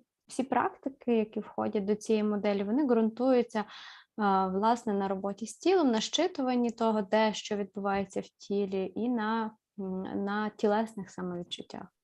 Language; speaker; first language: Ukrainian; native; Ukrainian